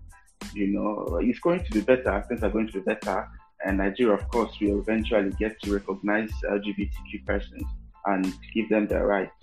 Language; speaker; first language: English; non-native, local second language; Igbo